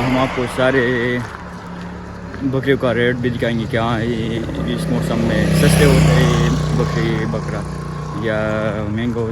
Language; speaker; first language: Hindi; non-native, local second language; Pashto